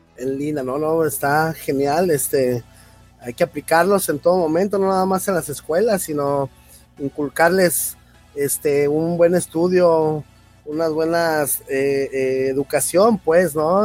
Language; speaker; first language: Spanish; native; Spanish